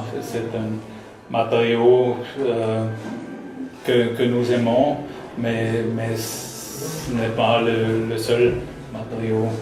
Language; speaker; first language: French; non-native, learner; German